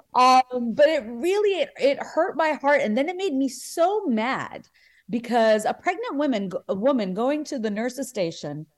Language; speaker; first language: English; non-native, local second language; Bangla